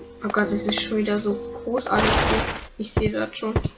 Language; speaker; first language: German; native; German